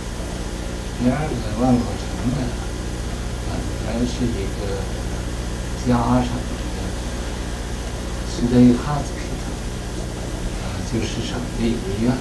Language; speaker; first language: Chinese; native; Chinese